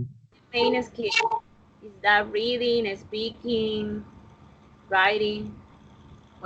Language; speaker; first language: English; non-native, fluent; Spanish